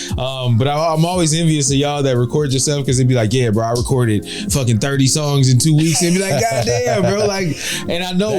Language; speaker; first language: English; native; English